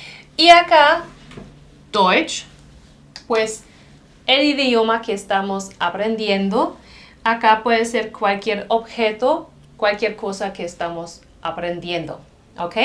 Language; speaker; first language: Spanish; non-native, fluent; German